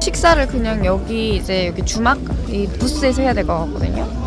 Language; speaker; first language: Korean; native; Korean